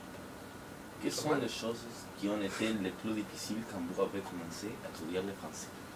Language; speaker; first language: French; non-native, learner; Spanish